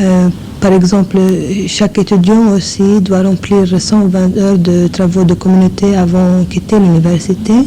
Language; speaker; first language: French; non-native, fluent; English